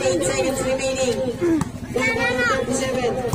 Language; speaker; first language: English; non-native, local second language; Filipino